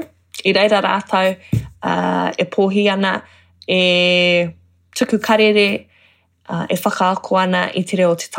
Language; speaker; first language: Māori; non-native, local second language; English